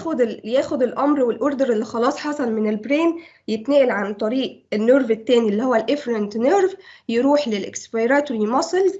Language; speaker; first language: Arabic; native; Arabic